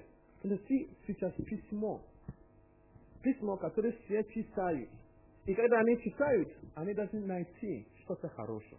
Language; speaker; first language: Russian; non-native, learner; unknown